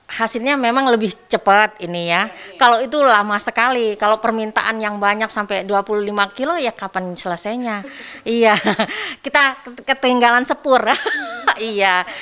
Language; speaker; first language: Indonesian; non-native, local second language; Sasak